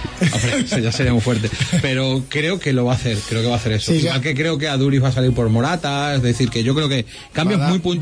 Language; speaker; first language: Spanish; native; Spanish